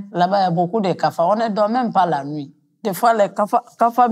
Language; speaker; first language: French; non-native, local second language; Mandingo